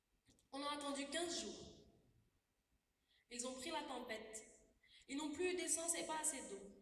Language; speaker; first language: French; non-native, local second language; Wolof